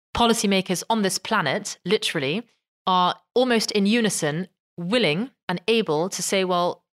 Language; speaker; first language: English; native; English